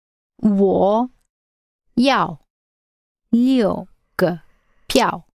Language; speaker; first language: Chinese; non-native, learner; English